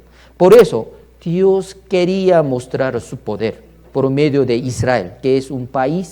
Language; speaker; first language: Spanish; non-native, learner; Korean